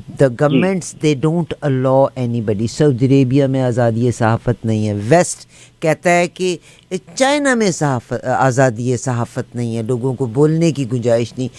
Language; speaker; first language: Urdu; native; Urdu